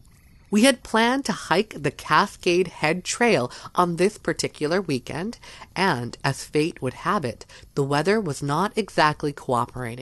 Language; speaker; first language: English; native; English